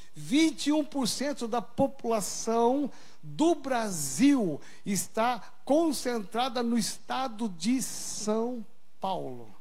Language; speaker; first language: Portuguese; native; Portuguese